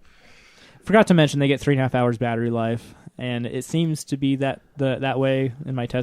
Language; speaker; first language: English; native; English